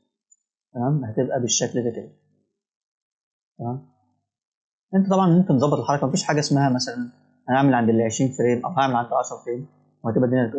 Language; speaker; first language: Arabic; native; Arabic